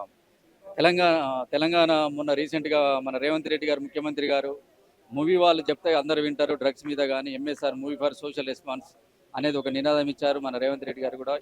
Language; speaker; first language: Telugu; native; Telugu